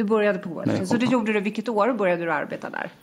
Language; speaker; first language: Swedish; native; Swedish